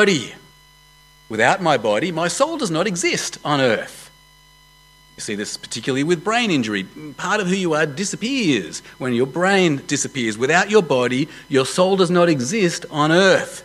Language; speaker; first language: English; native; English